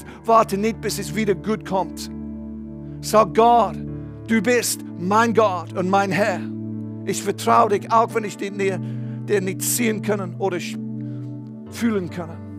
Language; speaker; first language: German; non-native, fluent; English